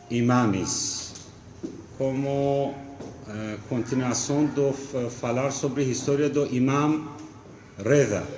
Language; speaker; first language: Portuguese; non-native, fluent; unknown